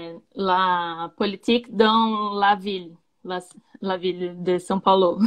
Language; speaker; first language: French; non-native, learner; Portuguese